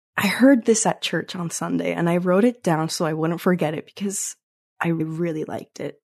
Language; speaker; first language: English; early bilingual, other home language; Spanish